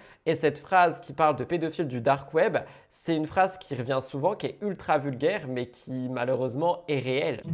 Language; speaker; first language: French; native; French